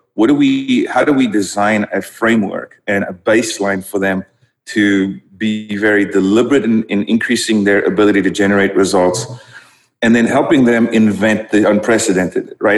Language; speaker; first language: English; non-native, local second language; Dutch